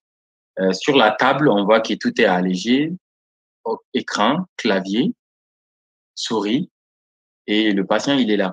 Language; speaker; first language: French; non-native, local second language; Bambara